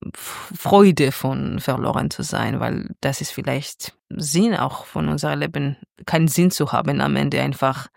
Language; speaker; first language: German; non-native, fluent; Georgian